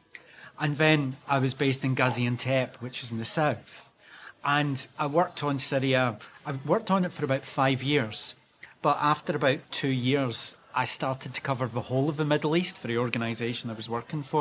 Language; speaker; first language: English; native; English